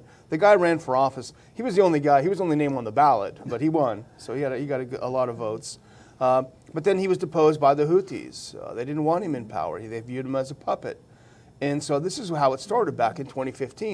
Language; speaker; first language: English; native; English